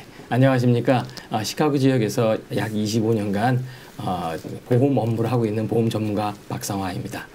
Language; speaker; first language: Korean; native; Korean